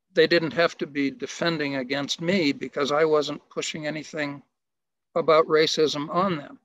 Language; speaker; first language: English; native; English